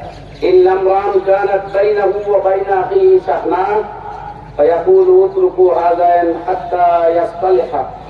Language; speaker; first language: Arabic; non-native, fluent; Bangla